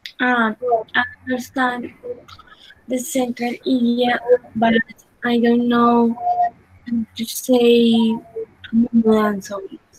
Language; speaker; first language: English; non-native, learner; Spanish